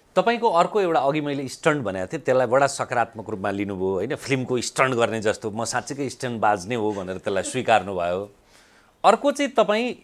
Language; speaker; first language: Nepali; native; Nepali